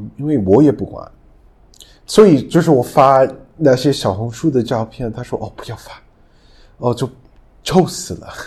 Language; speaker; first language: Chinese; non-native, fluent; English